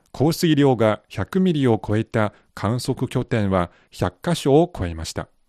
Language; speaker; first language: Japanese; non-native, fluent; Chinese